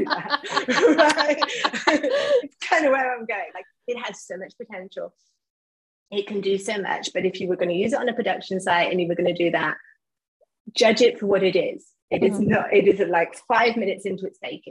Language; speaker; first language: English; native; English